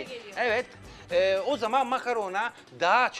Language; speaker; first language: Turkish; non-native, fluent; Italian